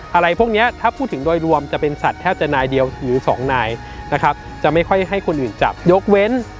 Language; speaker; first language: Thai; native; Thai